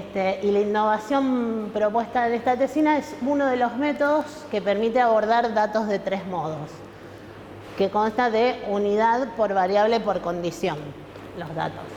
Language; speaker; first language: Spanish; native; Spanish